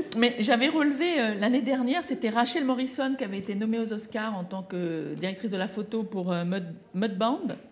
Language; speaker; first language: French; native; French